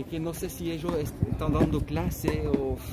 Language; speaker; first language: Spanish; native; Spanish